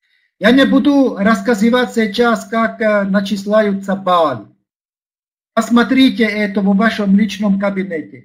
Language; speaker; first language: Russian; non-native, learner; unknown